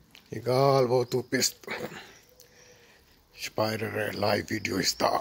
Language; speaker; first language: German; non-native, learner; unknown